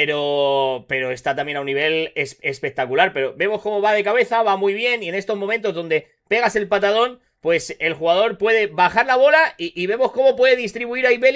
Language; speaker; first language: Spanish; native; Spanish